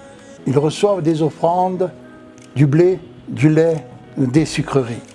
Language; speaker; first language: French; native; French